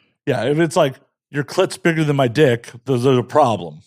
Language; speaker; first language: English; native; English